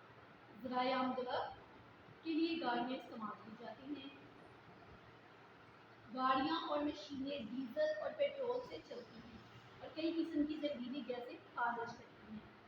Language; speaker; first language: Urdu; native; Urdu